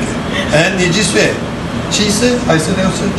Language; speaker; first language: Chinese; non-native, learner; Turkish